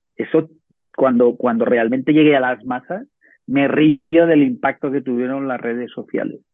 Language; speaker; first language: Spanish; native; Spanish